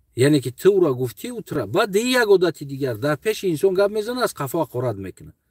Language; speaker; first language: Tajik; non-native, local second language; Uzbek